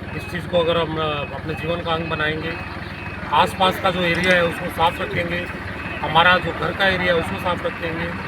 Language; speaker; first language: Hindi; native; Hindi